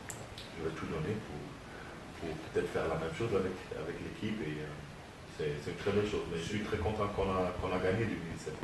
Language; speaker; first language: French; non-native, fluent; German